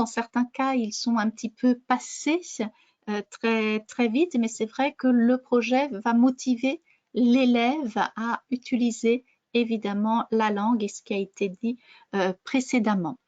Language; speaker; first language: French; native; French